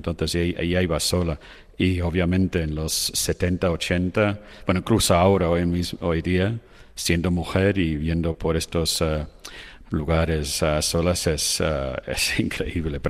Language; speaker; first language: Spanish; non-native, fluent; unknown